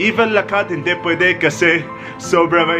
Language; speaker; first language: Filipino; non-native, learner; Arabic